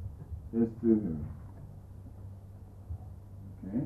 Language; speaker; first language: German; non-native, fluent; English